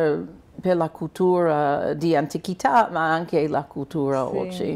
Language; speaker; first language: Italian; non-native, fluent; English